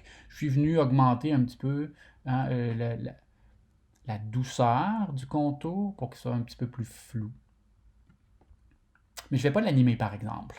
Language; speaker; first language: French; native; French